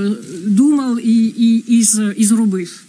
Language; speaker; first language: Ukrainian; non-native, fluent; French